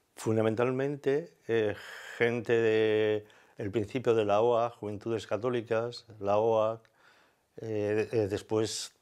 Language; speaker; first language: Spanish; native; Spanish